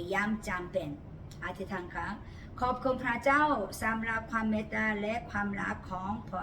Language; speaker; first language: Thai; non-native, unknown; Korean